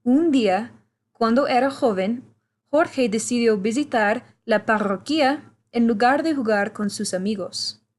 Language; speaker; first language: Spanish; non-native, fluent; English